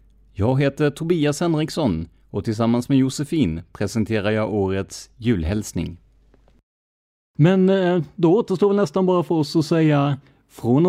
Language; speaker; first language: Swedish; native; Swedish